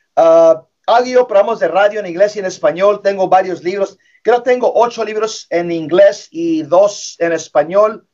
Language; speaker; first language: Spanish; early bilingual, heritage; English